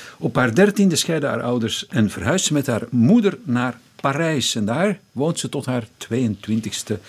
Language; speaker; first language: Dutch; native; Dutch